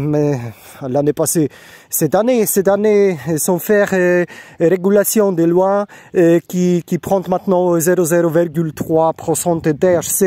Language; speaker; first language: French; non-native, learner; Polish